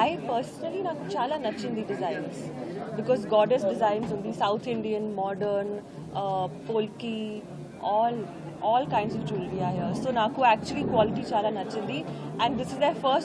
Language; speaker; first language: Telugu; non-native, learner; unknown